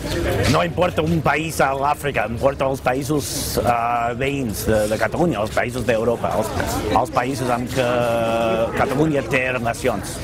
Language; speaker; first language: Catalan; non-native, fluent; English